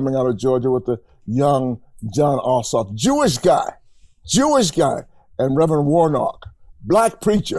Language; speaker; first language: English; native; English